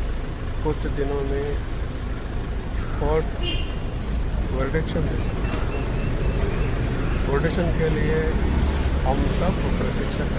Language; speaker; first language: Hindi; non-native, local second language; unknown